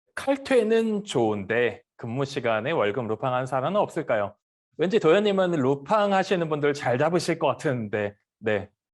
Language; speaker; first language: Korean; native; Korean